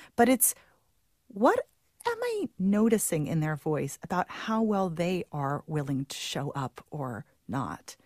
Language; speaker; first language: English; native; English